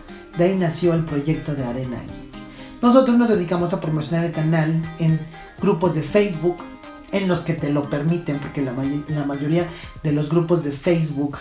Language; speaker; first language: Spanish; native; Spanish